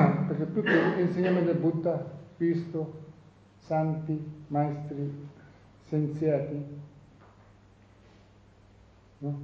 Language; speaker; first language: Italian; non-native, learner; Tibetan